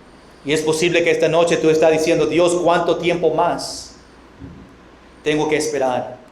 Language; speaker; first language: Spanish; non-native, fluent; English